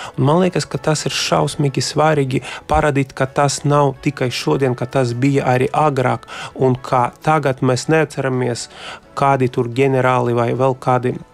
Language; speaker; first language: Latvian; non-native, local second language; Russian